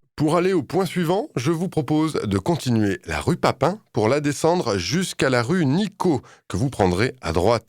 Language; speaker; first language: French; native; French